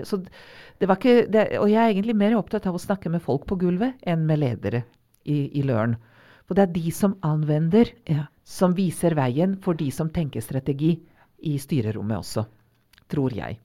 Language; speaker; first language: Norwegian; non-native, fluent; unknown